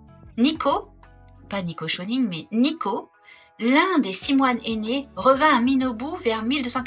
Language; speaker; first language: French; native; French